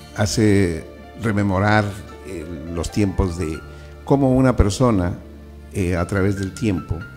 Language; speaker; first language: Spanish; native; Spanish